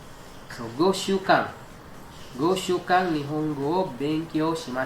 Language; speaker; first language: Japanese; non-native, fluent; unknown